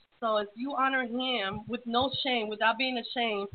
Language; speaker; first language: English; early bilingual, other home language; Spanish